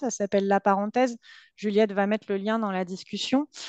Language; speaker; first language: French; native; French